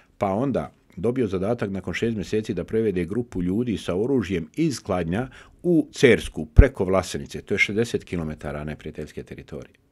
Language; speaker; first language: Bosnian; native; Bosnian